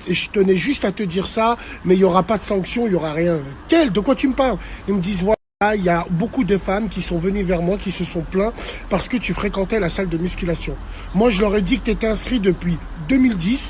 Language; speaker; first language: French; native; French